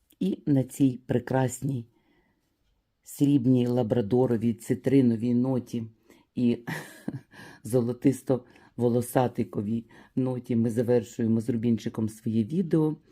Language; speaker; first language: Ukrainian; native; Ukrainian